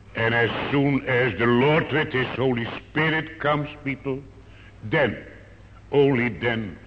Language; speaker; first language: English; non-native, fluent; Dutch